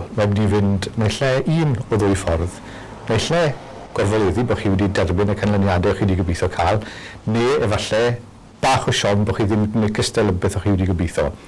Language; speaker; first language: Welsh; native; Welsh